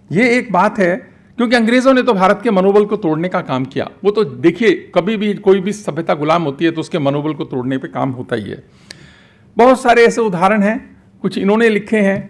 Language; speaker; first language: Hindi; native; Hindi